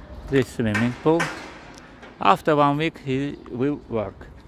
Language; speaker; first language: English; non-native, learner; Lezghian